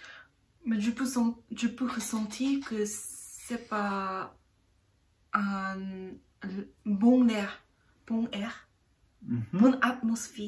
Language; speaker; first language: French; non-native, learner; Korean